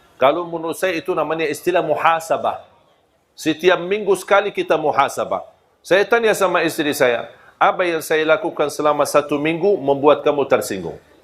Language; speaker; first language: Malay; non-native, fluent; Arabic